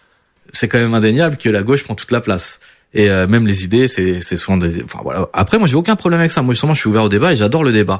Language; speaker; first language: French; early bilingual, other home language; Portuguese